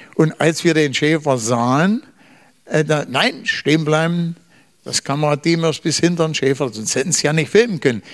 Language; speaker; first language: German; native; German